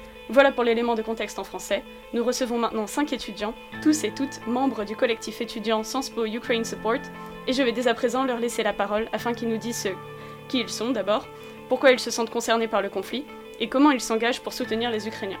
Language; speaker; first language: French; native; French